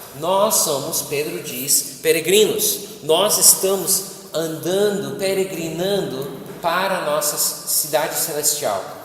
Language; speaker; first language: Portuguese; non-native, fluent; English